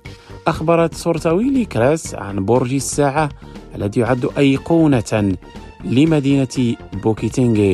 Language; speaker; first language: Arabic; non-native, fluent; Indonesian